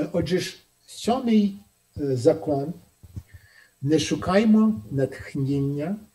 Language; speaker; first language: Ukrainian; early bilingual, heritage; Ukrainian